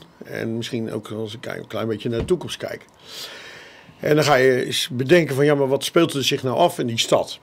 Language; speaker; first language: Dutch; native; Dutch